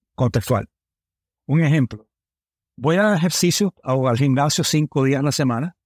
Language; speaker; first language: Spanish; early bilingual, heritage; Spanish